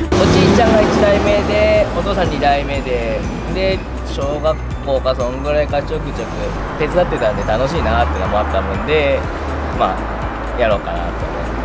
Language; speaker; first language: Japanese; native; Japanese